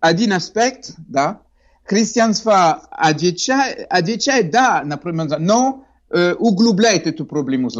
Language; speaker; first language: Russian; non-native, fluent; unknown